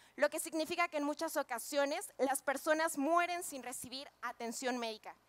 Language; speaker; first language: Spanish; native; Spanish